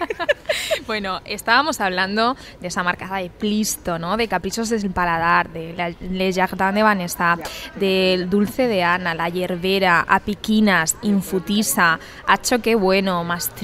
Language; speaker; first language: Spanish; native; Spanish